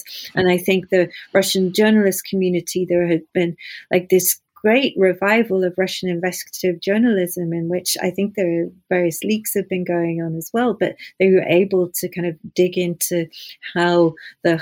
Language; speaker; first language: English; native; English